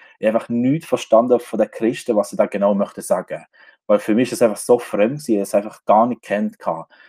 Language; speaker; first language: German; non-native, fluent; Albanian